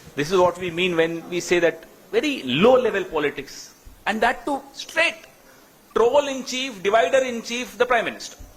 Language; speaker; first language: English; non-native, local second language; Hindi